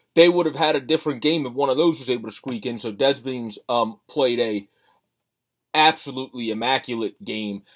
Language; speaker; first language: English; native; English